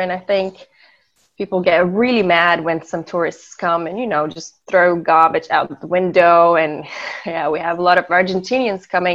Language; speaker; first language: English; non-native, fluent; Portuguese